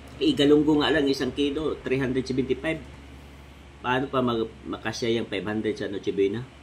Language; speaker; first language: Filipino; non-native, local second language; Cebuano